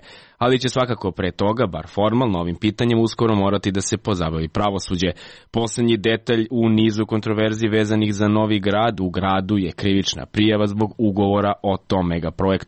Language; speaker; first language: Serbian; native; Serbian